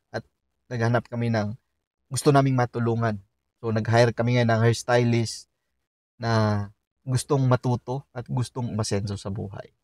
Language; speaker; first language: Filipino; native; Filipino